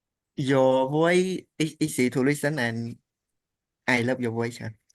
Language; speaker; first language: English; non-native, learner; Khmer